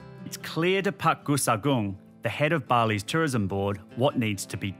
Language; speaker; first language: English; native; English